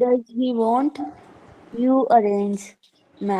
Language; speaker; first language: English; non-native, local second language; Hindi